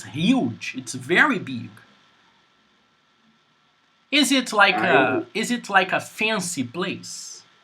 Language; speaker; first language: English; non-native, fluent; Portuguese